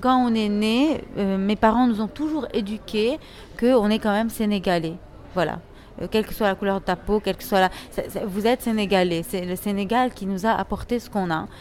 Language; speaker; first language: French; non-native, local second language; Arabic